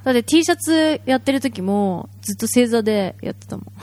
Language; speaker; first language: Japanese; native; Japanese